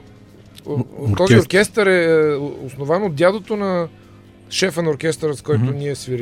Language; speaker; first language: Bulgarian; native; Bulgarian